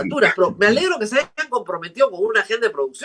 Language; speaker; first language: Spanish; native; Spanish